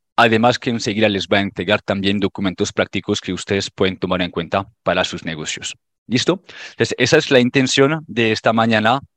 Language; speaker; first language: Spanish; non-native, fluent; French